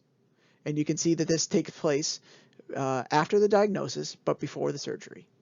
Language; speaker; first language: English; native; English